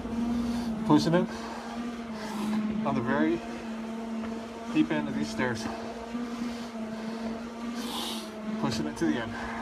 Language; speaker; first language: English; native; English